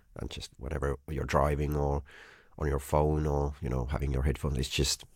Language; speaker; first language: English; non-native, fluent; Finnish